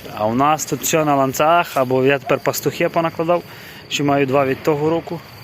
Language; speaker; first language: Ukrainian; native; Ukrainian